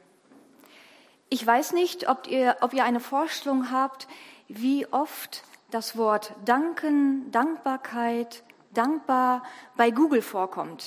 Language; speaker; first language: German; native; German